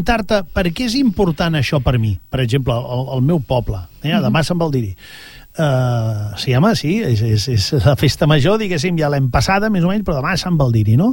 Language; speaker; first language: Catalan; native; Catalan